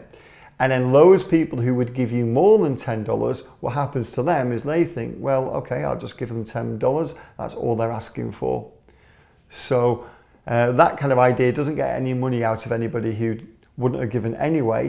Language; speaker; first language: English; native; English